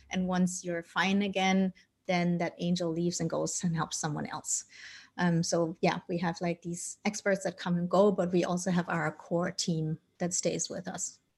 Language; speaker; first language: English; non-native, fluent; German